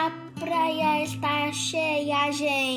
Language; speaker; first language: Portuguese; non-native, learner; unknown